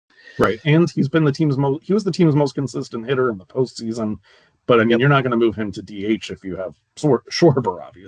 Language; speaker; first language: English; native; English